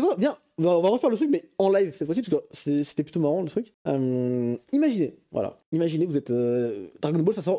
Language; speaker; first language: French; native; French